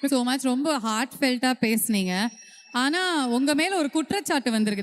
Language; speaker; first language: Tamil; native; Tamil